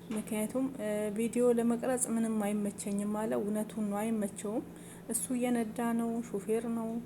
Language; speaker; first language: Amharic; native; Amharic